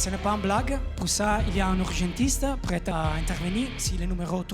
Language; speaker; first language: French; non-native, fluent; Italian